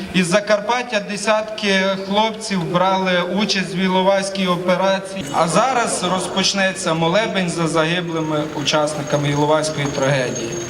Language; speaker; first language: Ukrainian; native; Ukrainian